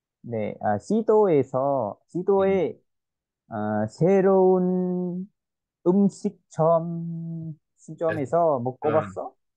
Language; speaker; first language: Korean; non-native, learner; Vietnamese